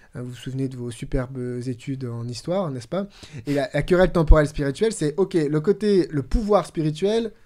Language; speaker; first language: French; native; French